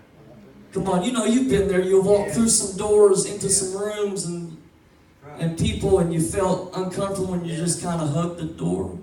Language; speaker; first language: English; native; English